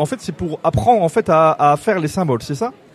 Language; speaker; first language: French; native; French